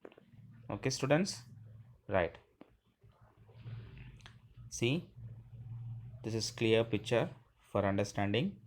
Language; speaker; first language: English; non-native, local second language; Tamil